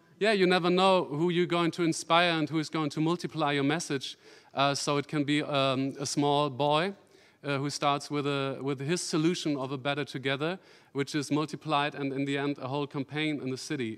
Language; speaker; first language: English; non-native, fluent; German